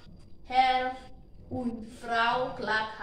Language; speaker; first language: German; non-native, learner; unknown